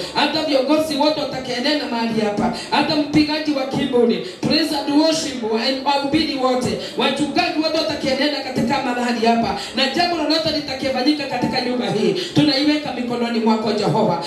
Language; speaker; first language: Swahili; non-native, local second language; Kikuyu